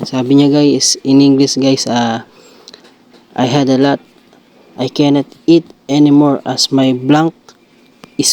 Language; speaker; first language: English; non-native, local second language; Filipino